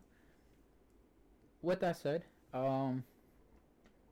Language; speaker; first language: English; native; English